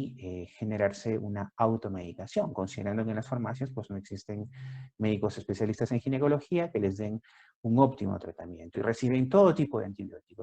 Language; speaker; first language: Spanish; native; Spanish